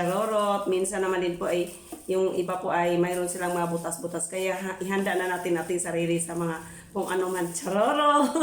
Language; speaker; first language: Filipino; non-native, local second language; Cebuano